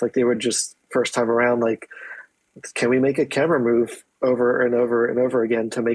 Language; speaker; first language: English; native; English